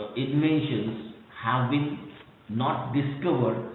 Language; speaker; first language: English; non-native, local second language; Marathi